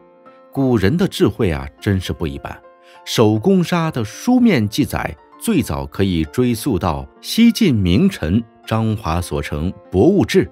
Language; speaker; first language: Chinese; native; Chinese